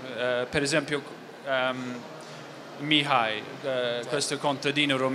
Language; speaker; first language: Italian; non-native, fluent; English